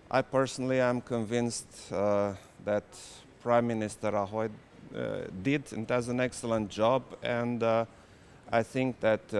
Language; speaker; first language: English; non-native, fluent; Romanian